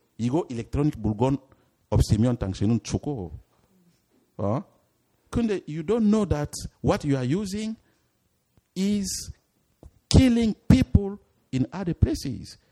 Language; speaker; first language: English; non-native, fluent; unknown